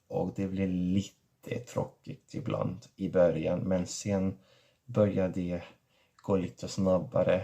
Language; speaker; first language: Swedish; non-native, fluent; Catalan